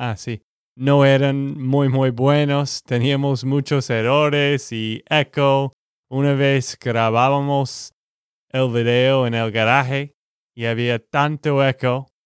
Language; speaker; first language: Spanish; non-native, learner; English